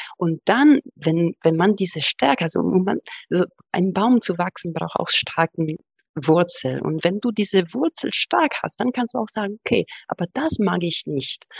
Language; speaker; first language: German; non-native, fluent; Italian